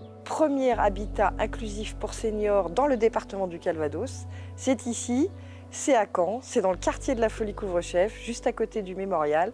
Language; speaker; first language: French; native; French